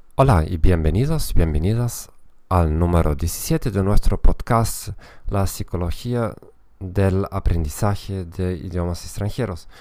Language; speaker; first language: Spanish; non-native, fluent; German